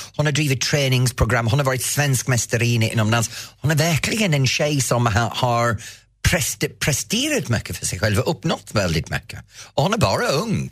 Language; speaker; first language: Swedish; non-native, fluent; English